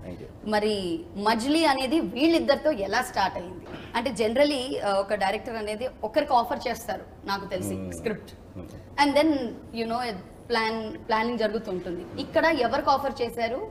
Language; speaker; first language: Telugu; native; Telugu